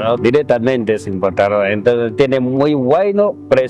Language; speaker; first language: Spanish; non-native, learner; Chinese